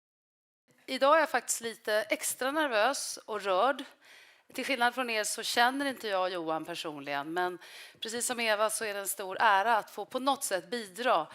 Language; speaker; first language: Swedish; native; Swedish